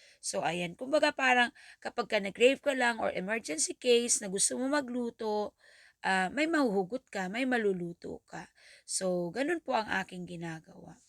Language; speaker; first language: Filipino; non-native, local second language; Bikol